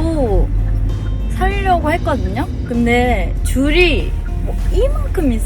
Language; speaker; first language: Korean; non-native, fluent; Japanese